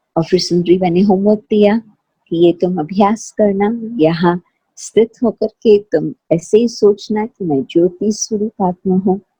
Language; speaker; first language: Hindi; non-native, fluent; Sindhi